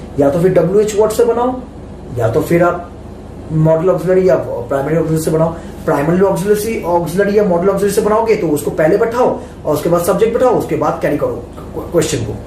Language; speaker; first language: Hindi; non-native, local second language; Bangla